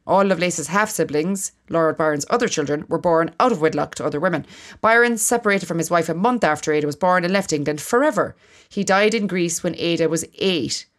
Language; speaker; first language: English; native; English